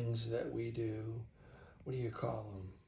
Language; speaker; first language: English; native; English